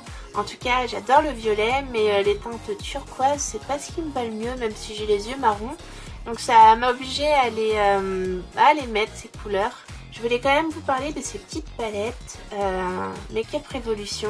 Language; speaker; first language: French; native; French